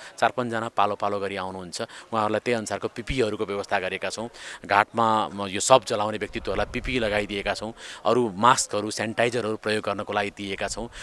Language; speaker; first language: Nepali; native; Nepali